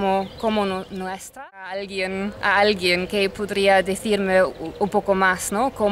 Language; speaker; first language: Spanish; non-native, fluent; English